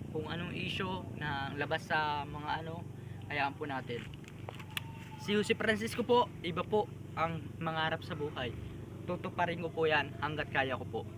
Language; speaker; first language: Filipino; non-native, local second language; Bikol